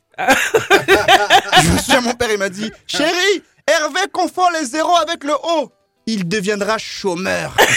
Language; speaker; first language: French; early bilingual, other home language; Lingala